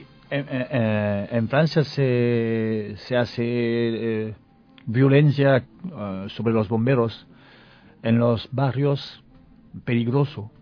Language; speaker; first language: Spanish; non-native, learner; French